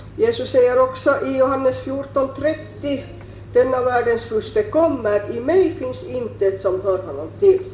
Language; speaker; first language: Swedish; native; Swedish